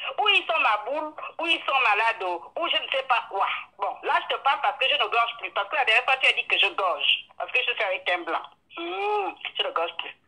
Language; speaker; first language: French; non-native, local second language; Fang